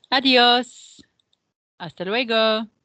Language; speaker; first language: Spanish; non-native, fluent; English